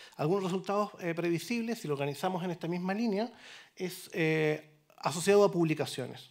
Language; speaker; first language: Spanish; native; Spanish